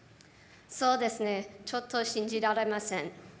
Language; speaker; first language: Japanese; non-native, learner; English